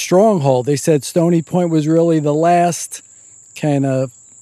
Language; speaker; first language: English; native; English